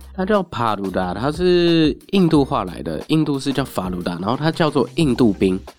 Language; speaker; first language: Chinese; early bilingual, other home language; Burmese